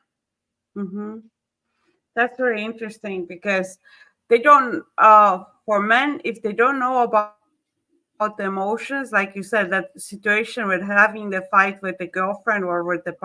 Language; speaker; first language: English; non-native, fluent; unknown